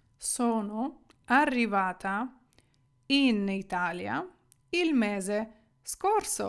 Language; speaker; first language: Italian; non-native, fluent; Ukrainian